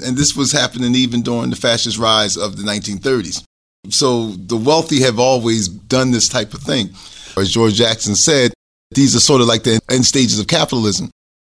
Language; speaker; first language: English; native; English